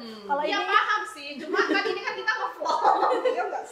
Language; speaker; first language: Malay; non-native, local second language; Javanese